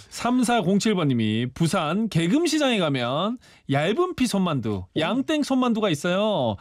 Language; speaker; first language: Korean; native; Korean